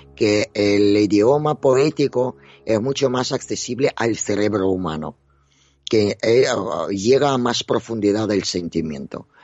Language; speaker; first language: Spanish; non-native, fluent; Russian